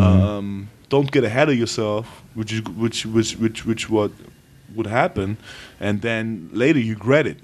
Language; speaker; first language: English; non-native, fluent; German